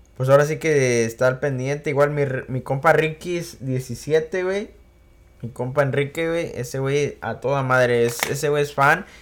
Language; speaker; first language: Spanish; early bilingual, heritage; Spanish